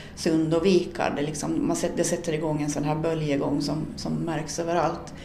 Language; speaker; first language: Swedish; native; Swedish